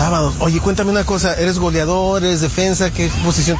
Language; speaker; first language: Spanish; native; Spanish